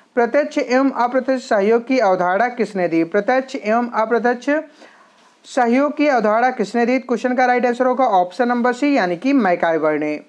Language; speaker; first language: Hindi; native; Hindi